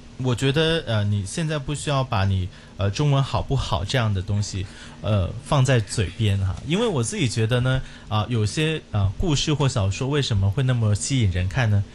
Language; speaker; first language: Chinese; non-native, local second language; Cantonese